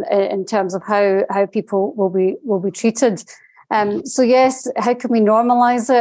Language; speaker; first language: English; native; English